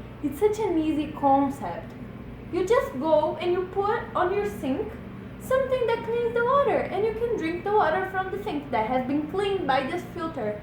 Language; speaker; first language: English; non-native, fluent; Portuguese